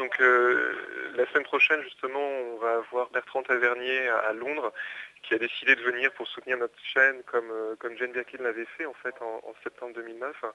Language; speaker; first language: French; native; French